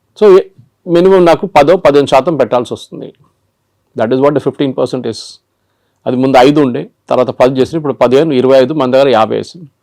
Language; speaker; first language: Telugu; non-native, local second language; Malayalam